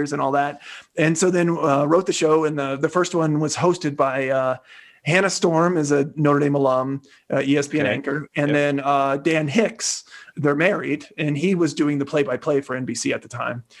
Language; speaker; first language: English; native; English